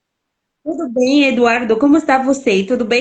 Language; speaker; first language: Portuguese; non-native, fluent; Arabic